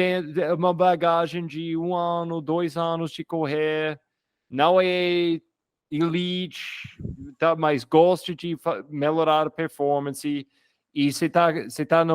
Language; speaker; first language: Portuguese; non-native, fluent; English